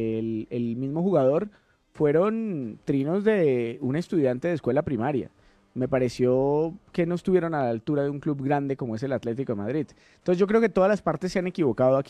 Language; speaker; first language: Spanish; native; Spanish